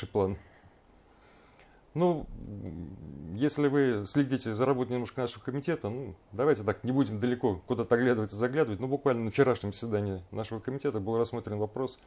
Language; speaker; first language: Russian; native; Russian